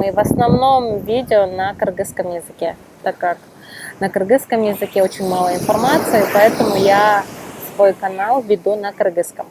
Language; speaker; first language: Russian; non-native, local second language; Kyrgyz